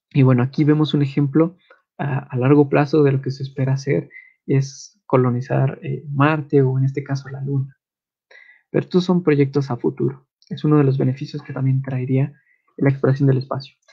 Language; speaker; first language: Spanish; native; Spanish